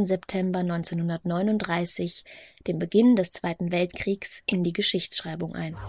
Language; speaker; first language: German; native; German